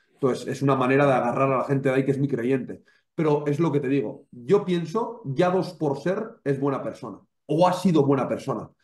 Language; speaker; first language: Spanish; native; Spanish